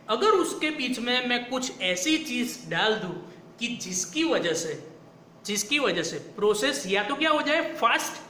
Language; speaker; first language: Hindi; non-native, local second language; Gujarati